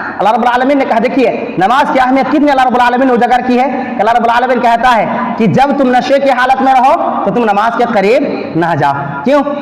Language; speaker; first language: Urdu; native; Urdu